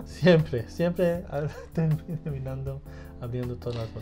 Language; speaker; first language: Spanish; early bilingual, heritage; Spanish